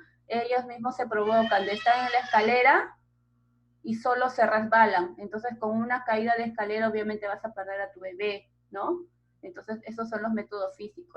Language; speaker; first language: Spanish; native; Spanish